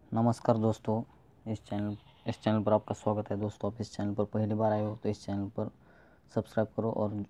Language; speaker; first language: Hindi; non-native, local second language; Marathi